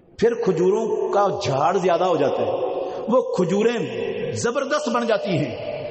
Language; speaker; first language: Urdu; non-native, local second language; Punjabi